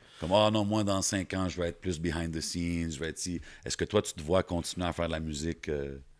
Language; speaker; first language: French; native; French